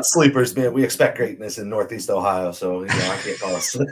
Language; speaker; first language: English; native; English